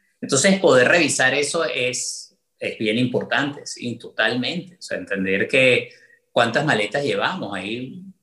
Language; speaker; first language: Spanish; native; Spanish